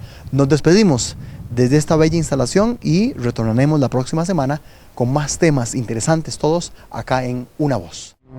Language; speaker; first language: Spanish; native; Spanish